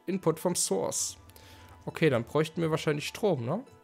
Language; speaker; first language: German; native; German